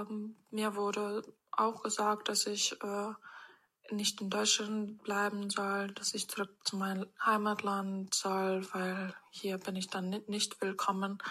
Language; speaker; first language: German; non-native, fluent; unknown